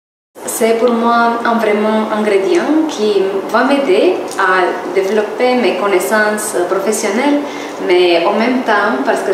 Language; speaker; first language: French; non-native, fluent; Romanian